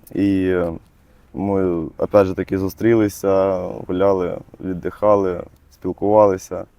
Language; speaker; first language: Ukrainian; non-native, local second language; Russian